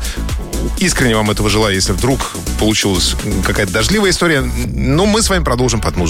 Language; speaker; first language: Russian; native; Russian